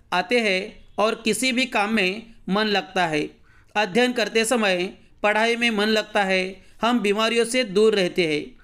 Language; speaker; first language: Hindi; non-native, local second language; Marathi